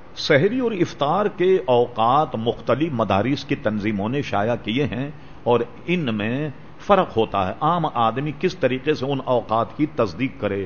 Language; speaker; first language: Urdu; native; Urdu